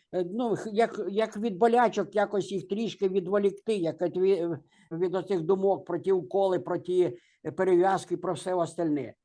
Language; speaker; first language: Ukrainian; native; Ukrainian